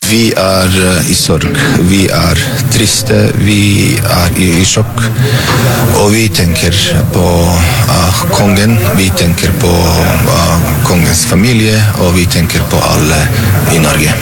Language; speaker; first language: Norwegian; non-native, fluent; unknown